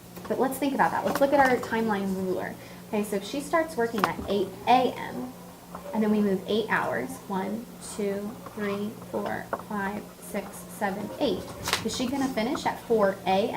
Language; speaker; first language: English; native; English